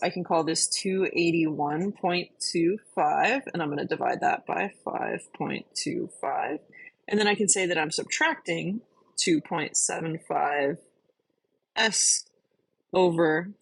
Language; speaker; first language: English; native; English